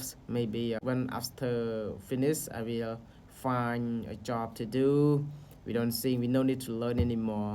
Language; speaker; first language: English; non-native, learner; Khmer